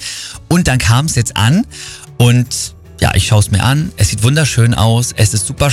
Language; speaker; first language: German; native; German